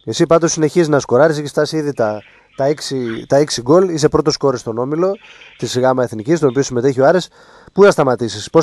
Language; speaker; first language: Greek; native; Greek